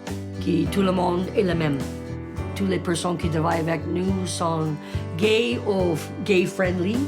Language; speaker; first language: French; non-native, learner; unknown